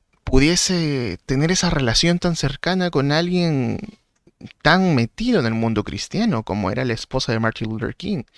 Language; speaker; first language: Spanish; native; Spanish